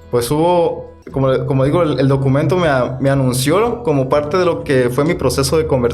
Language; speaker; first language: Spanish; native; Spanish